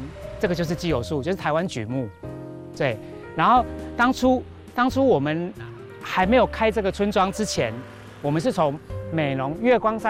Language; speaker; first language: Chinese; native; Chinese